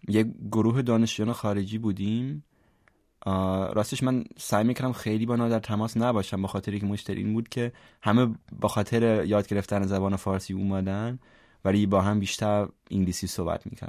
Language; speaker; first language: Persian; non-native, fluent; German